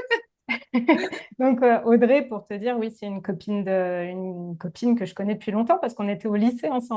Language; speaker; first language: French; native; French